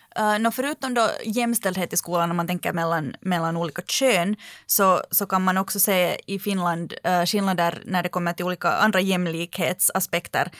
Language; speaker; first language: Swedish; native; Swedish